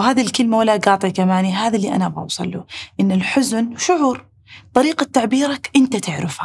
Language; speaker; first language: Arabic; native; Arabic